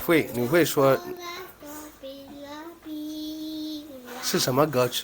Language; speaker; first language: Chinese; non-native, learner; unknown